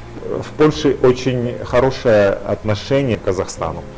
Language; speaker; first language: Russian; native; Russian